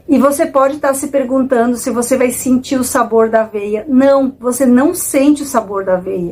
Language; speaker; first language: Portuguese; native; Portuguese